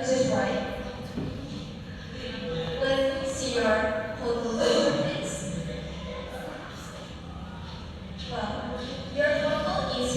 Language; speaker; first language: English; non-native, learner; Indonesian